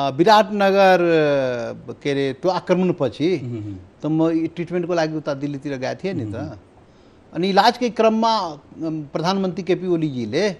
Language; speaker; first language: Nepali; non-native, local second language; Maithili